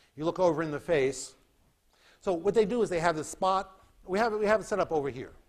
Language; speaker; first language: English; native; English